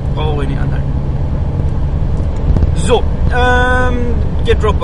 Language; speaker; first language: German; native; German